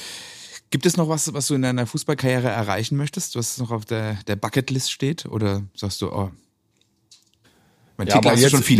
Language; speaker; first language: German; native; German